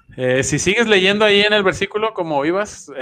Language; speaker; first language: Spanish; native; Spanish